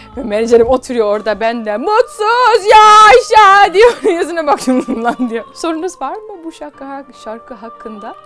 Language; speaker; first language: Turkish; early bilingual, heritage; Turkish